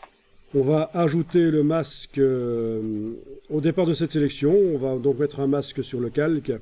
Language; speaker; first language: French; native; French